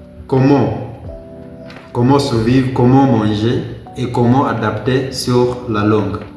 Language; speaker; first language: French; non-native, learner; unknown